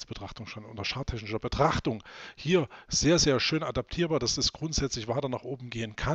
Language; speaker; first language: German; native; German